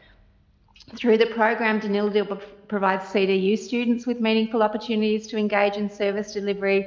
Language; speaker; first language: English; native; English